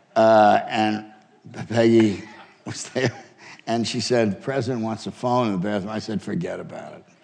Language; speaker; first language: English; native; English